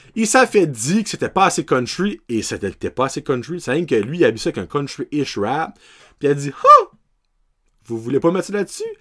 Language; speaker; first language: French; native; French